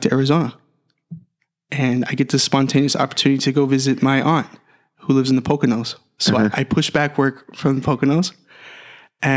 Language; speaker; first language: English; native; English